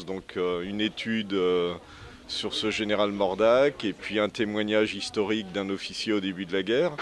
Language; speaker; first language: French; native; French